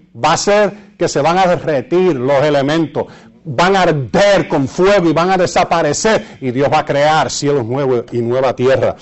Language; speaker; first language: Spanish; early bilingual, heritage; Spanish